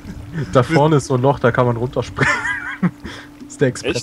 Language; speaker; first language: German; native; German